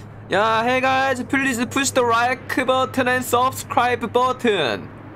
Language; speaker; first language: English; non-native, learner; Korean